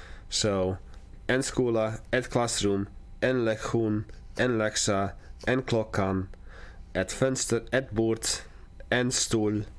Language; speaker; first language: Swedish; non-native, learner; English